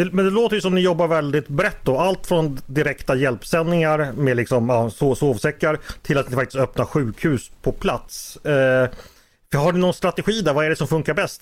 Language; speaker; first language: Swedish; native; Swedish